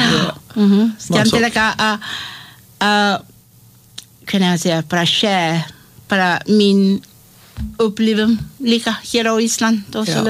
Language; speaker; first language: Icelandic; non-native, learner; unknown